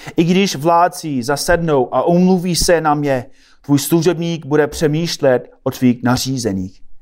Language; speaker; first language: Czech; non-native, fluent; English